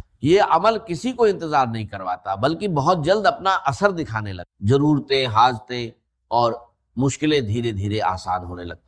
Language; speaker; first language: Urdu; native; Urdu